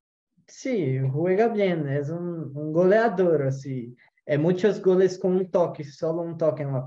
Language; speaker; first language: Spanish; non-native, local second language; Portuguese